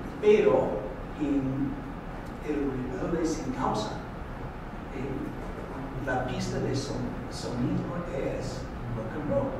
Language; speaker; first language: Spanish; non-native, fluent; English